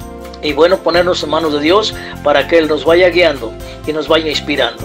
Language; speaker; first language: Spanish; native; Spanish